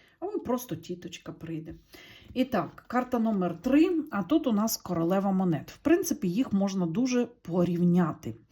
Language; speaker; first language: Ukrainian; non-native, local second language; Russian